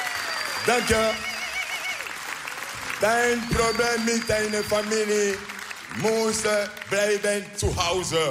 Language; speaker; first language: Dutch; non-native, learner; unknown